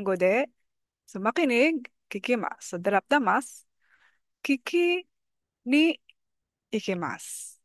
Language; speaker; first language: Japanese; non-native, fluent; Filipino